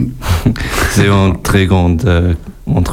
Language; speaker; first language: French; non-native, learner; German